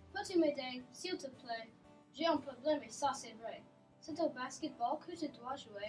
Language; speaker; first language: French; non-native, learner; English